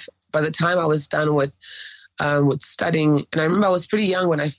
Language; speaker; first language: English; early bilingual, other home language; French